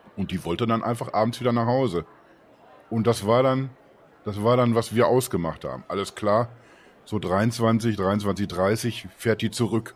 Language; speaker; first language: German; native; German